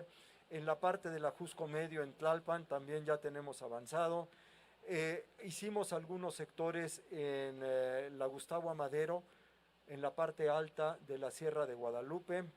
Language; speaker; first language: Spanish; native; Spanish